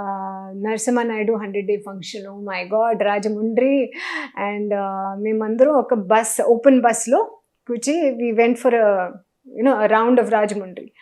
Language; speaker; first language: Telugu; non-native, learner; Hindi